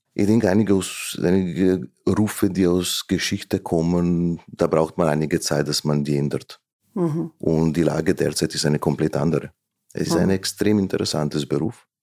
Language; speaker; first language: German; non-native, fluent; Slovenian